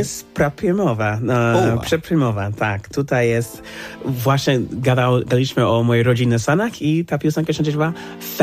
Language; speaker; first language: Polish; non-native, fluent; English